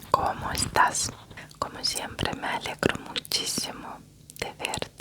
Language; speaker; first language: Spanish; non-native, fluent; Russian